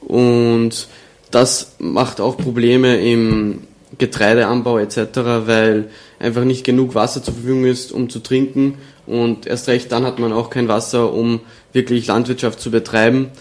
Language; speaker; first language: German; native; German